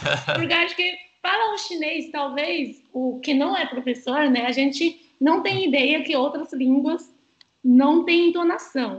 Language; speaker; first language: Portuguese; non-native, fluent; Chinese